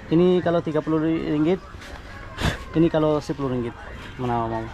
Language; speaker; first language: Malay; non-native, learner; Bangla